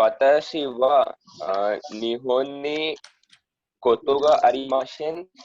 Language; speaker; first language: Japanese; non-native, learner; Hindi